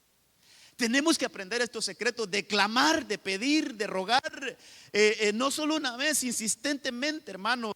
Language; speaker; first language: Spanish; native; Spanish